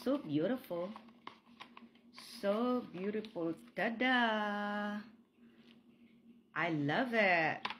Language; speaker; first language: English; non-native, local second language; Filipino